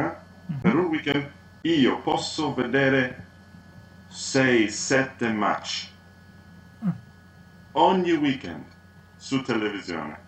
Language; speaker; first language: Italian; non-native, learner; English